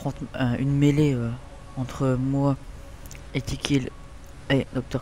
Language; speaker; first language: French; native; French